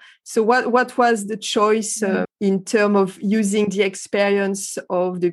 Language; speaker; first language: English; non-native, fluent; French